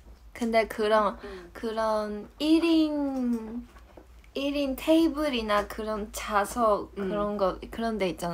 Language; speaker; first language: Korean; non-native, fluent; Chinese